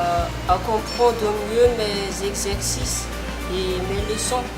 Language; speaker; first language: French; non-native, local second language; Malagasy